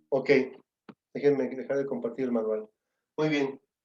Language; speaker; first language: Spanish; native; Spanish